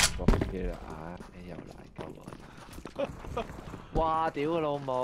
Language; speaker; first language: Cantonese; native; Cantonese